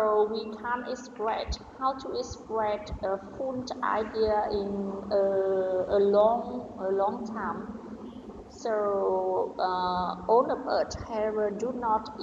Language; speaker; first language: English; non-native, learner; Vietnamese